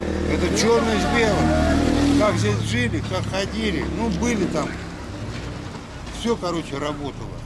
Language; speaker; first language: Russian; non-native, local second language; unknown